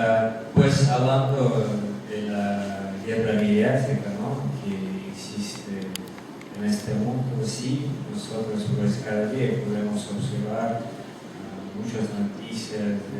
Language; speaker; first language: Spanish; non-native, fluent; Russian